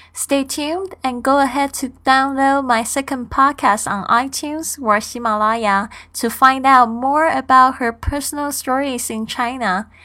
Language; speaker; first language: English; non-native, fluent; Chinese